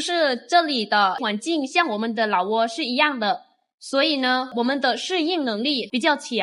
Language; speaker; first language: Chinese; non-native, fluent; Lao